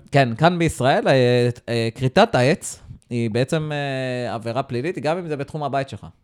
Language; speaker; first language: Hebrew; native; Hebrew